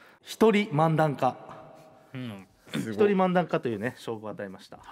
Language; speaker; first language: Japanese; native; Japanese